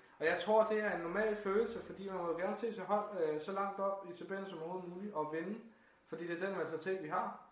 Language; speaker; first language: Danish; native; Danish